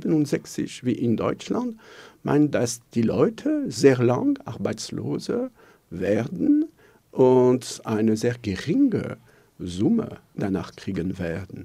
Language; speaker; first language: German; non-native, local second language; French